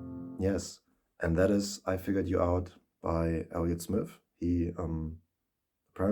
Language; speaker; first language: English; non-native, fluent; German